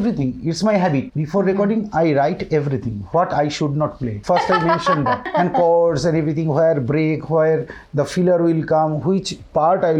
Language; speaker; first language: English; non-native, local second language; Bangla